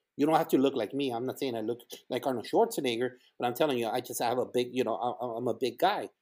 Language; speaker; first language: English; early bilingual, other home language; Spanish